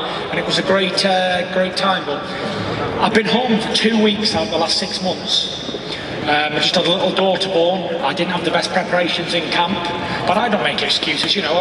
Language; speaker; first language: English; native; English